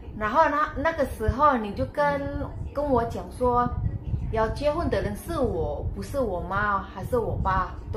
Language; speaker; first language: Chinese; non-native, fluent; Indonesian